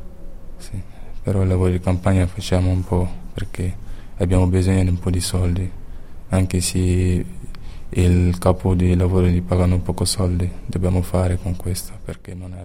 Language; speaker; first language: Italian; non-native, learner; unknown